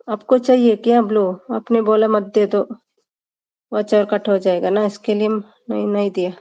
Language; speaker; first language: Hindi; non-native, local second language; Kannada